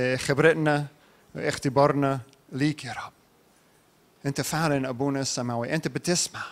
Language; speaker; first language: Arabic; non-native, learner; English